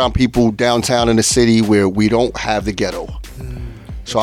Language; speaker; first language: English; early bilingual, other home language; Spanish